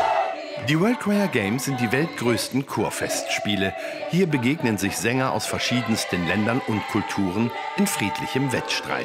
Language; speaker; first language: German; native; German